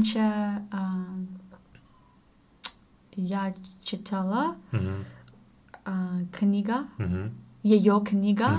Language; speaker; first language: Russian; non-native, learner; English